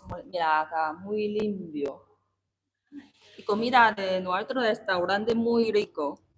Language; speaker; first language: Spanish; non-native, learner; Chinese